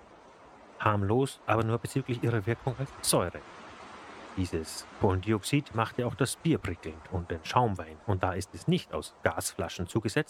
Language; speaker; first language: German; native; German